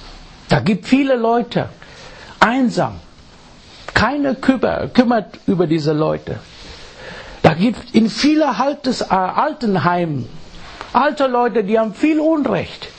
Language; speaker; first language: German; non-native, fluent; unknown